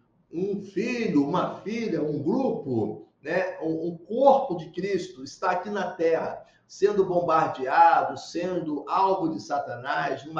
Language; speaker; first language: Portuguese; native; Portuguese